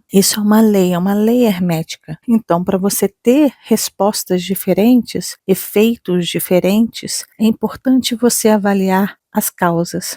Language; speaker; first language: Portuguese; native; Portuguese